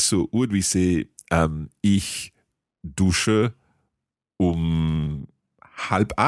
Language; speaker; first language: German; non-native, learner; English